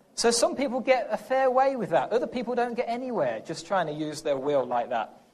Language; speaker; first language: English; native; English